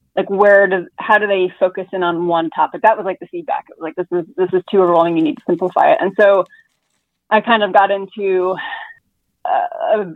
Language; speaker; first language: English; native; English